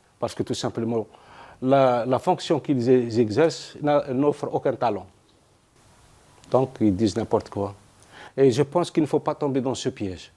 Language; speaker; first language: French; non-native, local second language; Arabic